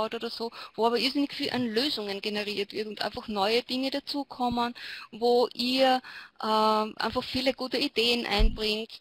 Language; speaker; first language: German; native; German